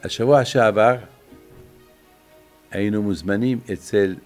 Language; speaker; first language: Hebrew; non-native, fluent; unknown